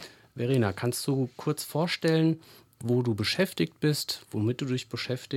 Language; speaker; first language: German; native; German